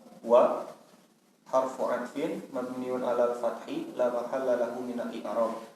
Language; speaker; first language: Arabic; non-native, learner; Indonesian